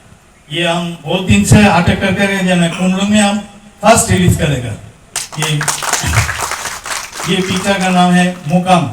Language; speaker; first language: Hindi; non-native, local second language; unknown